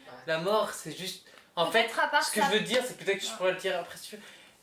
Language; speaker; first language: French; native; French